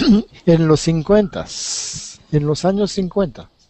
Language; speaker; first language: Spanish; non-native, learner; French